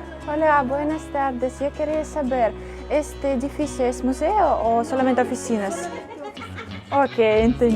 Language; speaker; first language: Spanish; non-native, learner; Russian